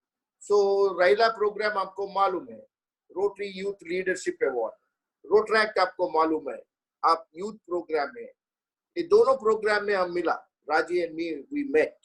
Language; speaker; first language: Hindi; non-native, local second language; Telugu